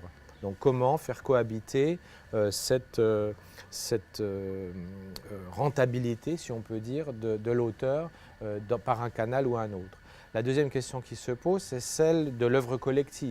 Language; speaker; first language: French; native; French